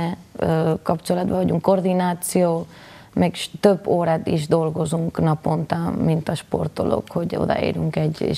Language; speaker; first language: Hungarian; non-native, learner; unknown